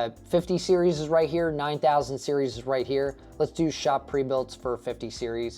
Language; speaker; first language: English; native; English